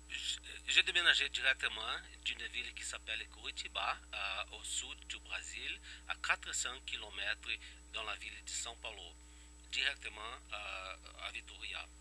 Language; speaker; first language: French; non-native, fluent; Portuguese